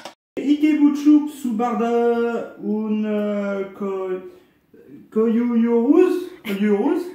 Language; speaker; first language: Turkish; non-native, learner; French